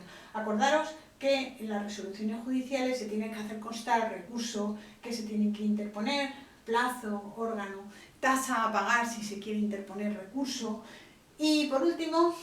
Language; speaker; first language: Spanish; native; Spanish